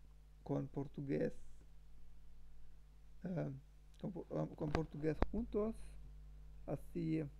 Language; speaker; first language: Spanish; non-native, learner; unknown